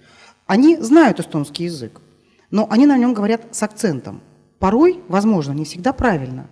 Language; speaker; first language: Russian; native; Russian